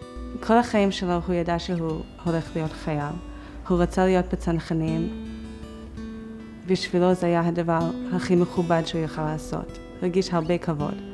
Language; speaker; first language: Hebrew; non-native, fluent; English